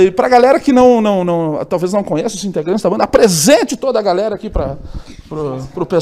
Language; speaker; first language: Portuguese; native; Portuguese